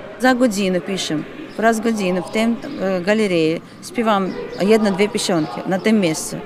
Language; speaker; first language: Polish; non-native, learner; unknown